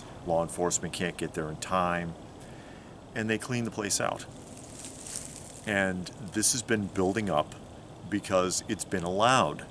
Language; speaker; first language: English; native; English